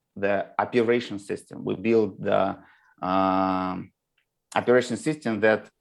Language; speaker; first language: English; non-native, learner; Russian